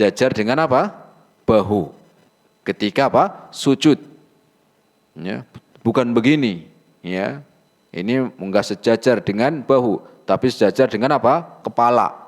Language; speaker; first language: Indonesian; native; Indonesian